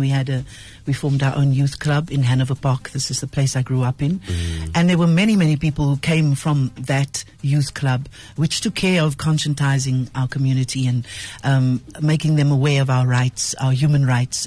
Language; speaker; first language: English; native; English